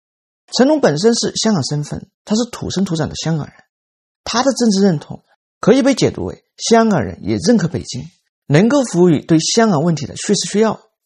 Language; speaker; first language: Chinese; native; Chinese